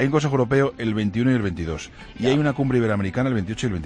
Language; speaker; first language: Spanish; native; Spanish